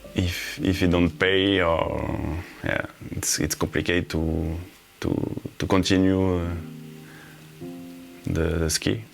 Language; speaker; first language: English; non-native, learner; French